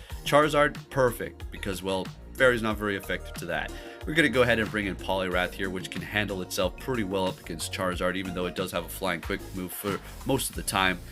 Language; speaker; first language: English; native; English